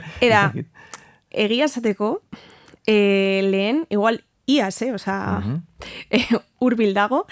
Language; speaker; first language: Basque; non-native, learner; Spanish